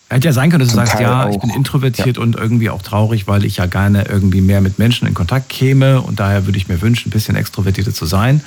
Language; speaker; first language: German; native; German